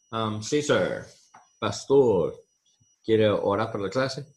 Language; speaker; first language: Spanish; non-native, learner; English